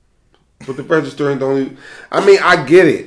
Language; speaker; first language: English; native; English